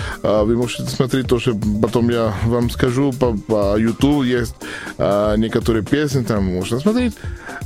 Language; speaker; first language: Russian; non-native, learner; Spanish